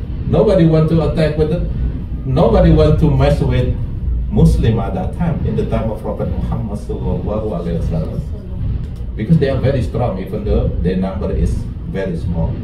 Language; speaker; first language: English; non-native, fluent; Indonesian